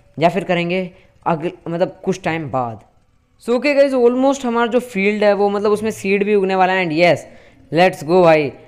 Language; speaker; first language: Hindi; native; Hindi